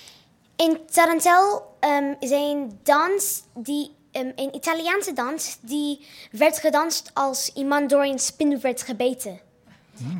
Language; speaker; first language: Dutch; non-native, learner; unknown